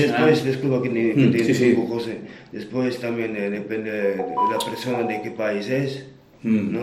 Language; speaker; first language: Spanish; non-native, fluent; Romanian